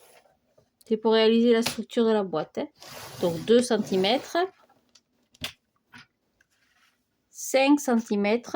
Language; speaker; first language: French; native; French